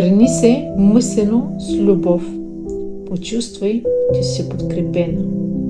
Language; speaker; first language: Bulgarian; native; Bulgarian